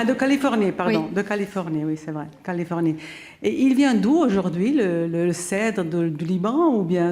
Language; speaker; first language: French; non-native, local second language; Italian